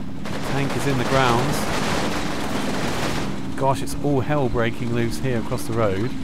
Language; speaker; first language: English; native; English